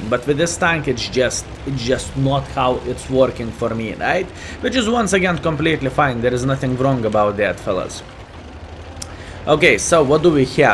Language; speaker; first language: English; non-native, fluent; Lithuanian